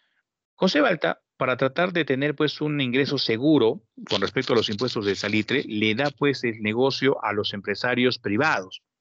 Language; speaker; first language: Spanish; native; Spanish